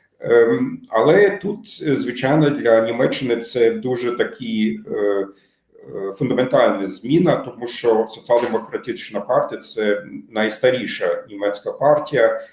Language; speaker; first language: Ukrainian; non-native, fluent; German